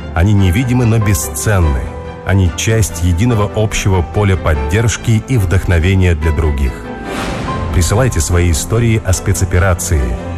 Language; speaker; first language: Russian; native; Russian